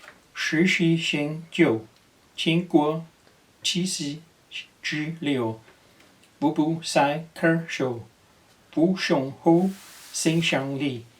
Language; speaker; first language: Chinese; non-native, learner; Danish